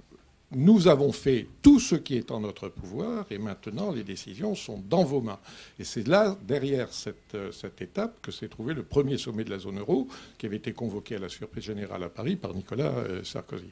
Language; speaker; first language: French; native; French